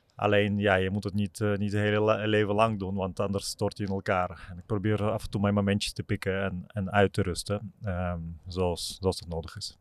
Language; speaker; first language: Dutch; non-native, fluent; Russian